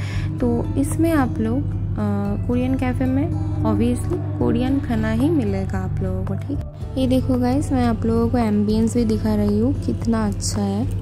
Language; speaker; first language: Hindi; non-native, local second language; Bangla